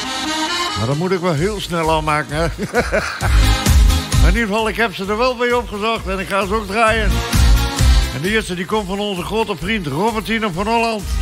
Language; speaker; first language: Dutch; native; Dutch